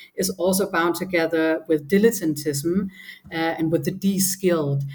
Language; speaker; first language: English; non-native, fluent; Danish